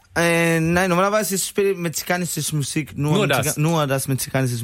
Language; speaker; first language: German; non-native, learner; Spanish